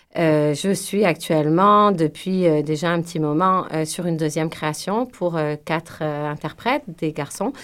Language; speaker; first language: French; native; French